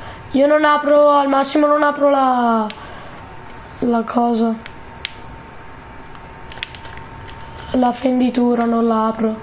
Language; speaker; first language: Italian; native; Italian